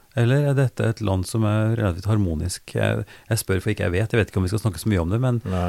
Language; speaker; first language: Norwegian; native; Norwegian